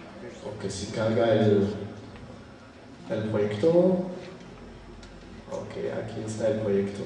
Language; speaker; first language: Spanish; non-native, fluent; French